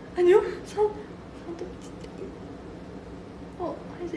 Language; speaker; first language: Korean; non-native, fluent; Japanese